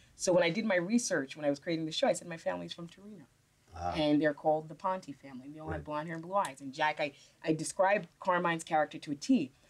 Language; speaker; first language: English; native; English